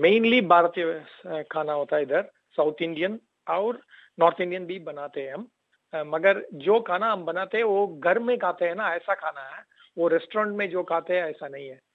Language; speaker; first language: Hindi; non-native, local second language; Tamil